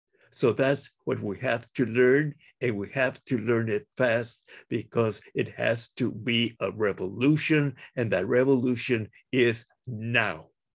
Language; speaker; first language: English; early bilingual, other home language; Spanish